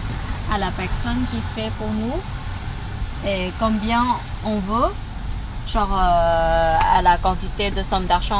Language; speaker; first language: French; non-native, learner; Thai